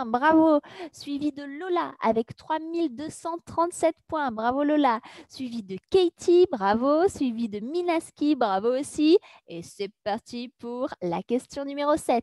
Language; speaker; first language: French; native; French